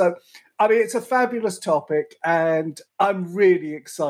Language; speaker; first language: English; native; English